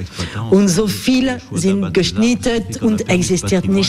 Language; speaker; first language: German; non-native, learner; French